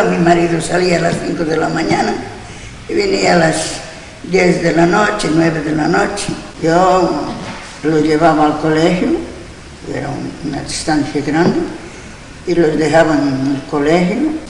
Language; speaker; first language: Spanish; non-native, local second language; Galician